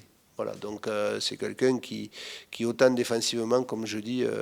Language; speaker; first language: French; native; French